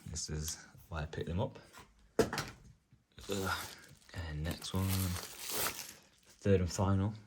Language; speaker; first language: English; native; English